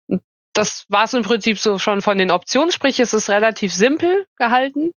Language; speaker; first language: German; native; German